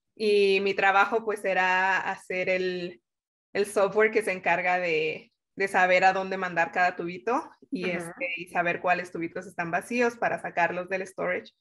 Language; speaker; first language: Spanish; native; Spanish